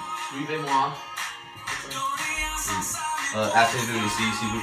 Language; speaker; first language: French; non-native, learner; English